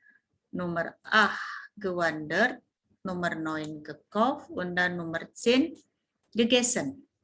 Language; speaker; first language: German; non-native, fluent; Indonesian